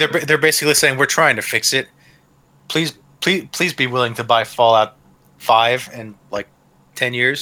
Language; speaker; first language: English; native; English